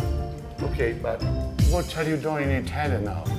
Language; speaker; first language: English; non-native, learner; Italian